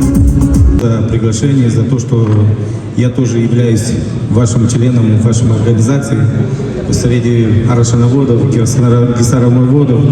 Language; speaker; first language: Russian; non-native, local second language; Romanian